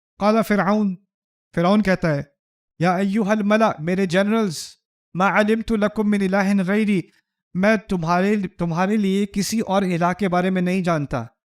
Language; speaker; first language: Urdu; early bilingual, heritage; Urdu